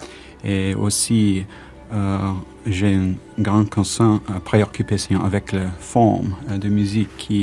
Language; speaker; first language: French; non-native, learner; English